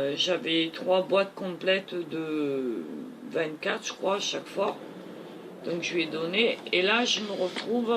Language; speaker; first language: French; native; French